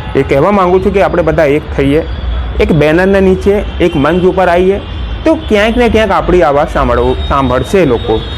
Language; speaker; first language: Gujarati; non-native, local second language; Hindi